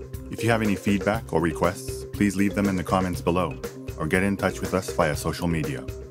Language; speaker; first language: English; native; English